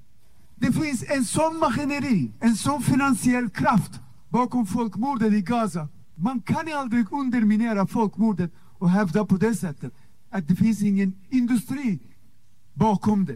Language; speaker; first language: Swedish; non-native, fluent; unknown